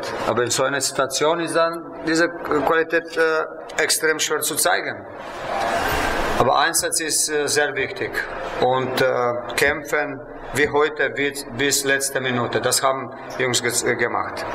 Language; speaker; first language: German; non-native, fluent; Slovenian